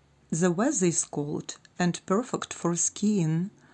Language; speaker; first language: English; non-native, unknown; Ukrainian